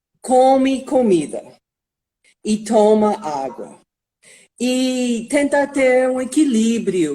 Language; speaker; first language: Portuguese; non-native, fluent; English